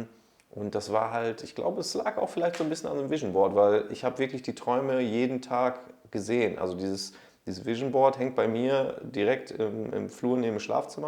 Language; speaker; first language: German; native; German